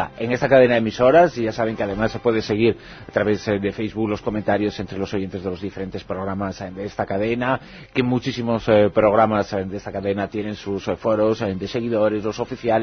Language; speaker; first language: Spanish; native; Spanish